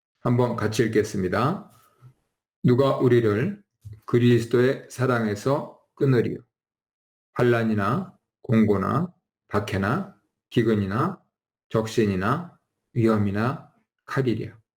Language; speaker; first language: Korean; native; Korean